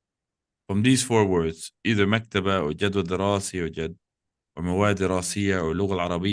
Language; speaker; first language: Arabic; non-native, fluent; English